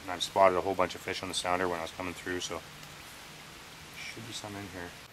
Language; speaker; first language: English; native; English